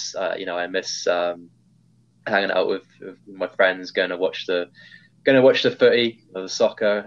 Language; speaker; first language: English; native; English